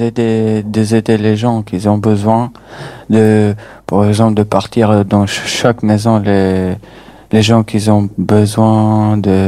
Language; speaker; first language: French; non-native, fluent; Albanian